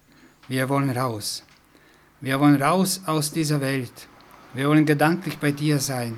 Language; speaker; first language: German; non-native, fluent; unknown